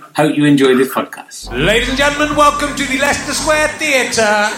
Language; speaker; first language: English; native; English